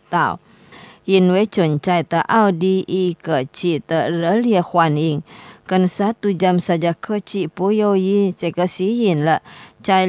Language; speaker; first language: Chinese; non-native, fluent; Indonesian